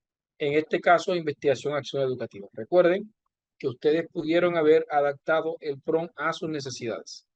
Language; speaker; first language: Spanish; native; Spanish